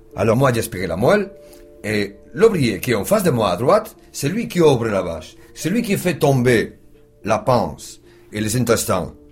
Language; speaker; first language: French; non-native, fluent; Spanish